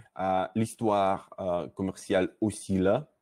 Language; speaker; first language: French; non-native, learner; Russian